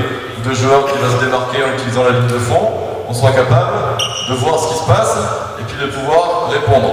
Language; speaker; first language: French; native; French